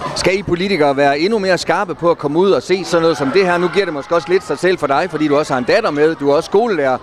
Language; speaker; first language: Danish; native; Danish